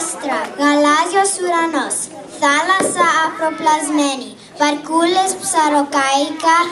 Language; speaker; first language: Greek; early bilingual, heritage; Greek